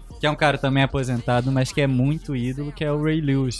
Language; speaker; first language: Portuguese; native; Portuguese